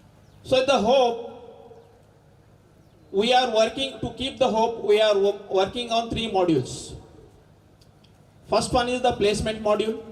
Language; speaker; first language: English; non-native, local second language; Telugu